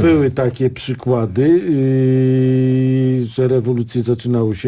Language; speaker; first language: Polish; native; Polish